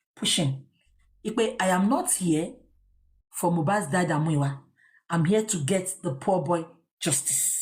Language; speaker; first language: English; non-native, local second language; Yoruba